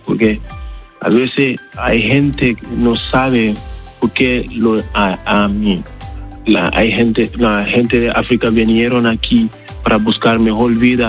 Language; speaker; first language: Spanish; non-native, learner; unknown